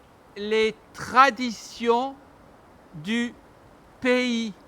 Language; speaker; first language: French; non-native, learner; Armenian